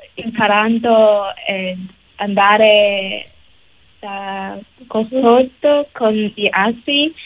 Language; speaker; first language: Italian; non-native, learner; Cantonese